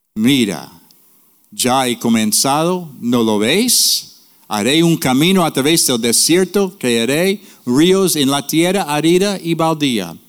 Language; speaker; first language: Spanish; non-native, fluent; English